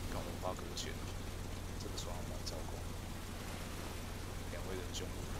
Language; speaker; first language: Chinese; native; Chinese